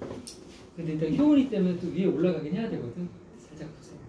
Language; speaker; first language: Korean; native; Korean